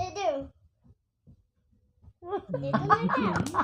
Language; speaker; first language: English; non-native, learner; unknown